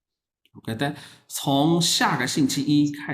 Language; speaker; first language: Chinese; non-native, fluent; Urdu